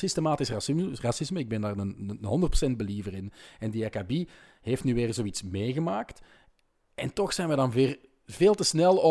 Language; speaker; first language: Dutch; native; Dutch